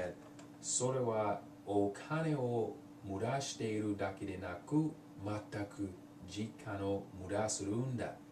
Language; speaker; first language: Japanese; non-native, learner; English